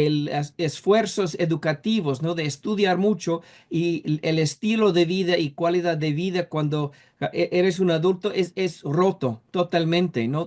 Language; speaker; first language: Spanish; non-native, fluent; English